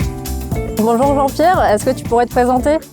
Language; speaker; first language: French; native; French